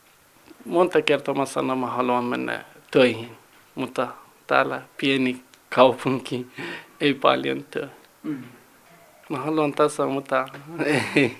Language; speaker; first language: Finnish; non-native, learner; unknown